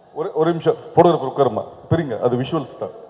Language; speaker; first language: Tamil; native; Tamil